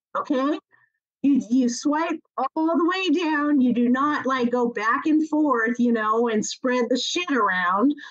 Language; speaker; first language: English; native; English